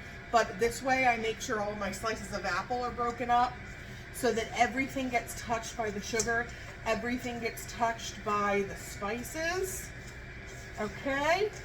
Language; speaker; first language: English; native; English